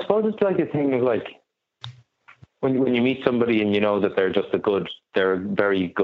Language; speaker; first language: English; native; English